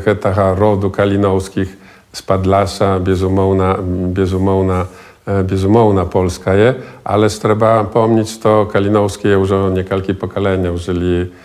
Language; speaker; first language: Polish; non-native, local second language; Belarusian